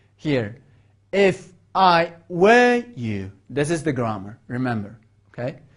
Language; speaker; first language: English; non-native, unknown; Mongolian